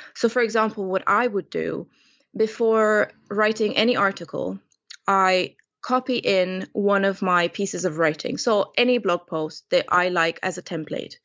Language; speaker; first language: English; non-native, fluent; Romanian